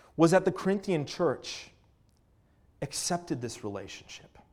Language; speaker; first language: English; native; English